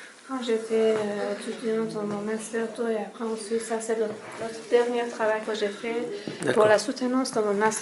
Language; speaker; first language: French; non-native, fluent; Persian